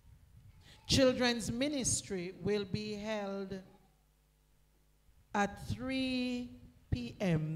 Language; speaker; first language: English; non-native, local second language; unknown